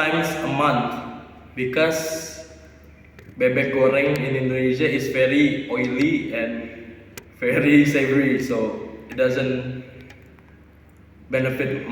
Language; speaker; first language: English; non-native, learner; Indonesian